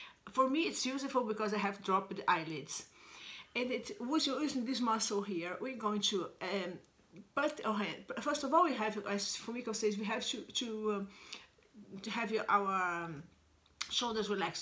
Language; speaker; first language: English; non-native, fluent; Portuguese